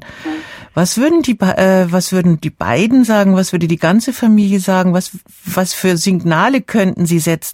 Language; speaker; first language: German; native; German